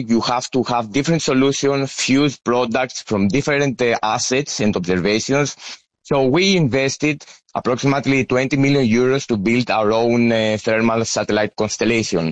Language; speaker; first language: English; non-native, fluent; Greek